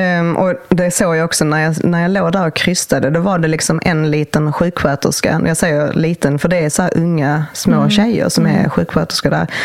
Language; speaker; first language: Swedish; native; Swedish